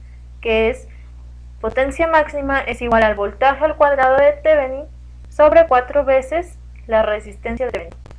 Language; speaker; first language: Spanish; native; Spanish